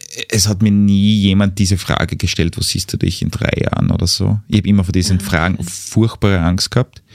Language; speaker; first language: German; native; German